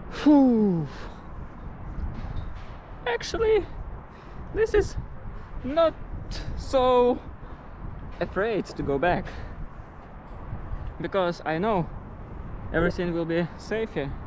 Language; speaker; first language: English; non-native, learner; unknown